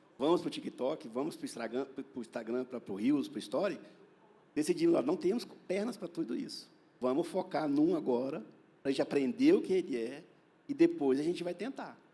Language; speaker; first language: Portuguese; native; Portuguese